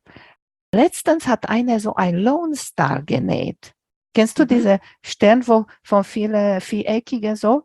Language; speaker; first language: German; non-native, fluent; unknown